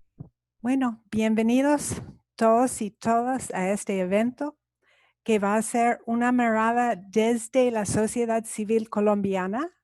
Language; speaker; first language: Spanish; non-native, fluent; English